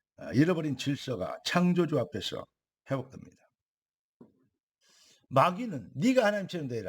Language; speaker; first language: Korean; native; Korean